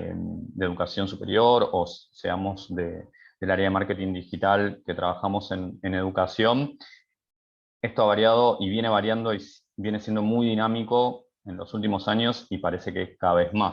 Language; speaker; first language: Spanish; native; Spanish